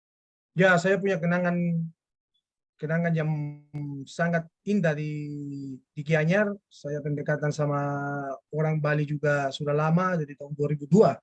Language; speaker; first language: Indonesian; non-native, fluent; Spanish